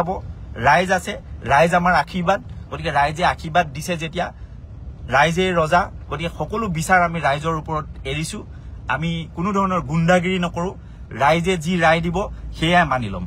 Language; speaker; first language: Assamese; native; Assamese